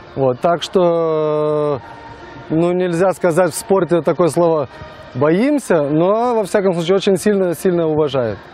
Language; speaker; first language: Russian; non-native, local second language; Lithuanian